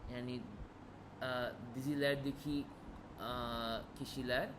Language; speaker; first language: Turkish; non-native, learner; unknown